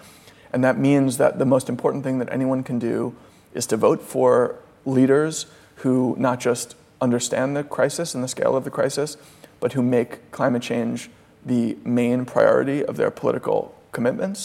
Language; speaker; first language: English; native; English